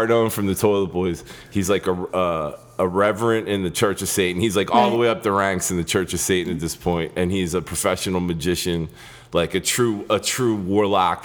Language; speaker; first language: English; native; English